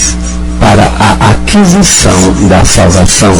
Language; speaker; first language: Portuguese; native; Portuguese